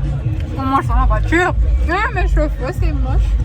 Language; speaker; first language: French; non-native, local second language; Malagasy